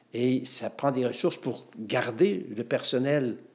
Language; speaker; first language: French; native; French